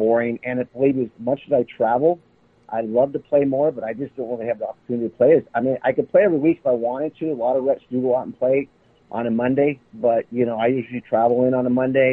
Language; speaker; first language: English; native; English